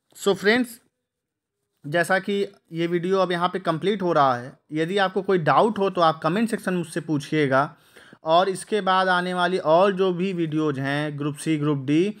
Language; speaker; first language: Hindi; native; Hindi